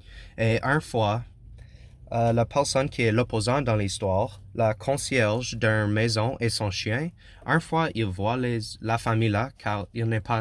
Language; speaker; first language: French; non-native, learner; English